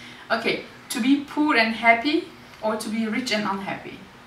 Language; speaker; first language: English; non-native, fluent; Turkish